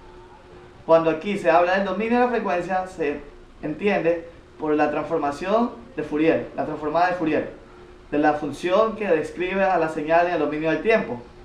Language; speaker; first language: Spanish; native; Spanish